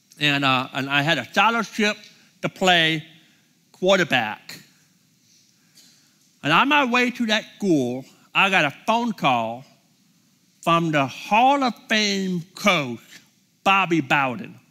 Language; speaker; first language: English; native; English